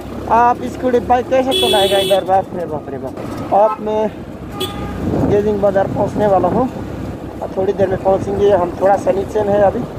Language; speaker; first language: Hindi; non-native, learner; Nepali